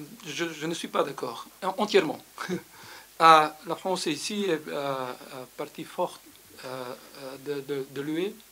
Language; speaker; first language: French; non-native, fluent; Slovenian